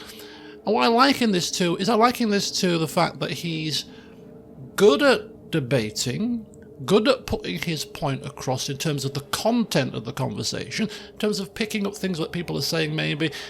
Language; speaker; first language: English; native; English